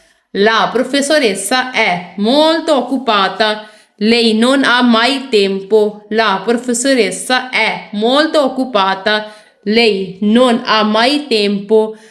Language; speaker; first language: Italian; non-native, fluent; Urdu